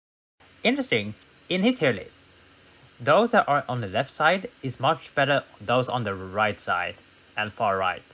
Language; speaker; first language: English; non-native, fluent; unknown